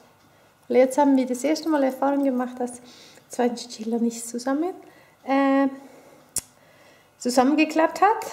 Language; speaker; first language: German; non-native, fluent; Swedish